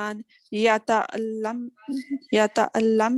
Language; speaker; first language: Arabic; non-native, learner; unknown